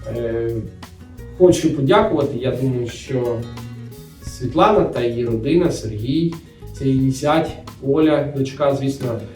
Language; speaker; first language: Ukrainian; non-native, local second language; Russian